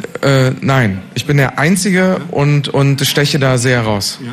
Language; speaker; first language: German; native; German